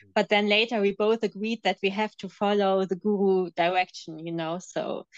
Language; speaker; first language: English; non-native, fluent; German